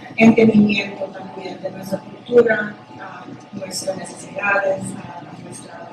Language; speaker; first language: Spanish; early bilingual, other home language; English